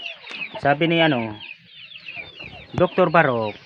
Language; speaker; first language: Filipino; native; Filipino